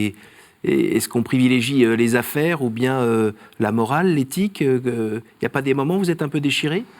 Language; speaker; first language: French; native; French